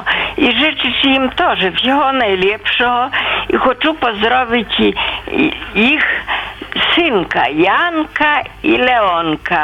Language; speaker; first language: Polish; non-native, local second language; Belarusian